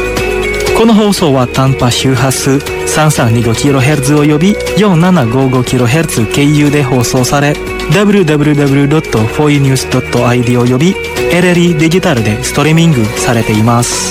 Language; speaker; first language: Japanese; non-native, fluent; Indonesian